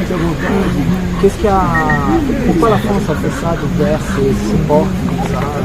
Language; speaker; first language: French; non-native, fluent; Portuguese